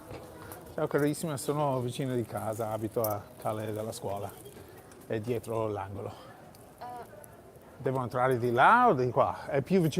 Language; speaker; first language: Italian; non-native, fluent; English